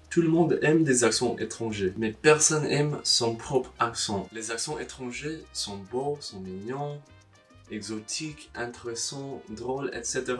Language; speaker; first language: French; non-native, learner; English